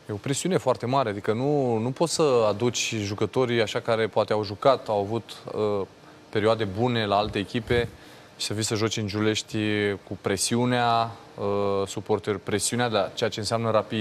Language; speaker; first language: Romanian; native; Romanian